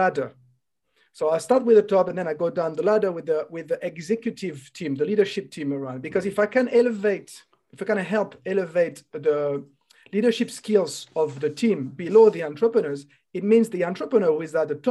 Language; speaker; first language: English; non-native, fluent; French